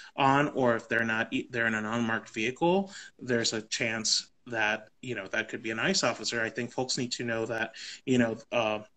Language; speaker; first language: English; native; English